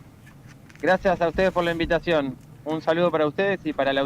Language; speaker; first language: Spanish; native; Spanish